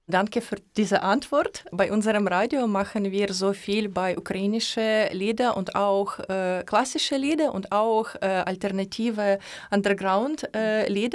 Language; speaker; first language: German; non-native, learner; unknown